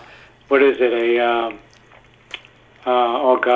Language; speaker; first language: English; non-native, fluent; Italian